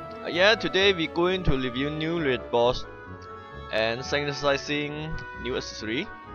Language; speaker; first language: English; non-native, learner; Thai